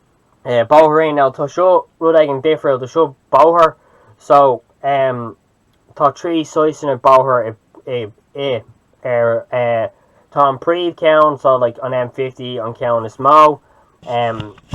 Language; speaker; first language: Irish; non-native, local second language; English